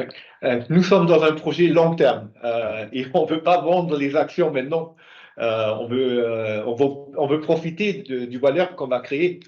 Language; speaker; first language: French; non-native, fluent; German